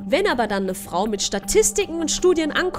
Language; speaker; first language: German; native; German